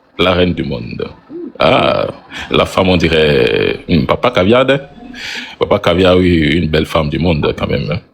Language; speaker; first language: French; non-native, learner; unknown